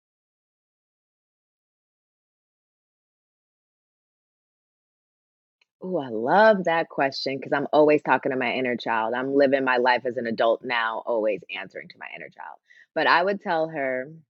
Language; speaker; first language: English; native; English